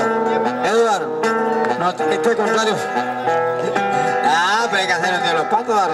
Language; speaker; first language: Spanish; native; Spanish